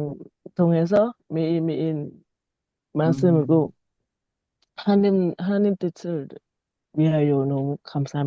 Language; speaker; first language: Korean; non-native, learner; Thai